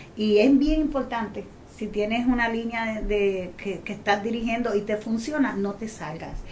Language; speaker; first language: Spanish; native; Spanish